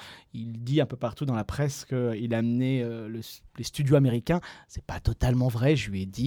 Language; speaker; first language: French; native; French